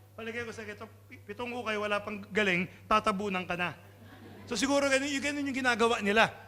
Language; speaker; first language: Filipino; non-native, local second language; Pampanga